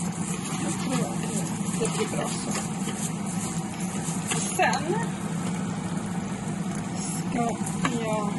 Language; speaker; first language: Swedish; non-native, fluent; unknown